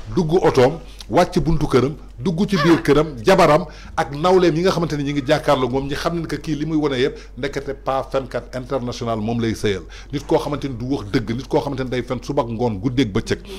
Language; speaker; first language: Wolof; native; Wolof